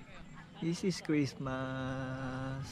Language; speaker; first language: English; non-native, local second language; Filipino